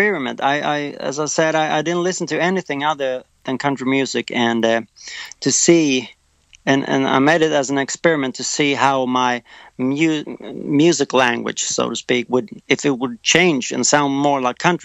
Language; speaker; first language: English; non-native, fluent; Swedish